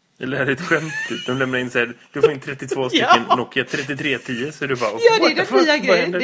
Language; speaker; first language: Swedish; native; Swedish